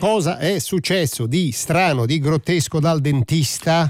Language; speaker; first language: Italian; native; Italian